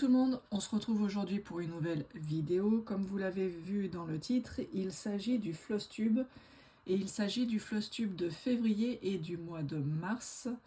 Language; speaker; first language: French; native; French